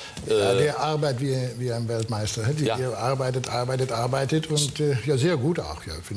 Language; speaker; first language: German; non-native, learner; Dutch